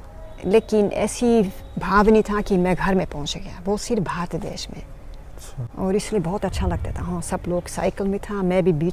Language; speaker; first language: Hindi; non-native, learner; Dutch